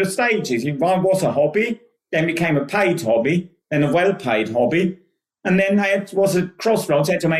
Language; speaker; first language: English; non-native, fluent; German